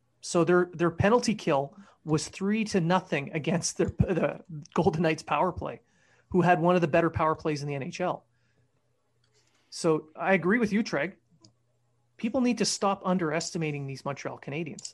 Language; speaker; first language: English; native; English